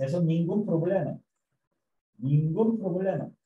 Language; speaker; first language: Spanish; non-native, learner; Korean